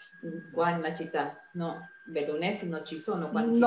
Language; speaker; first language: Italian; non-native, fluent; Spanish